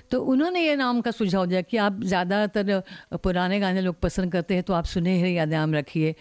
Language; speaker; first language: Hindi; non-native, local second language; Marathi